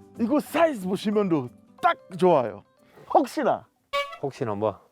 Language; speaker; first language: Korean; non-native, learner; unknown